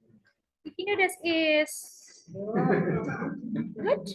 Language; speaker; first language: German; non-native, fluent; Indonesian